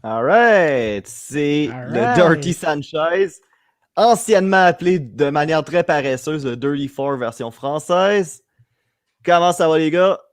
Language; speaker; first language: French; native; French